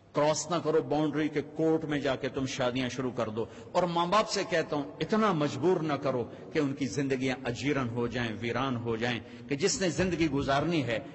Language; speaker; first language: Urdu; non-native, local second language; Punjabi